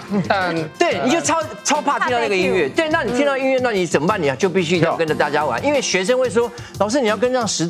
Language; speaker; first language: Chinese; native; Chinese